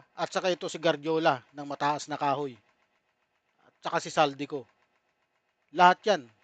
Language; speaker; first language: Filipino; native; Filipino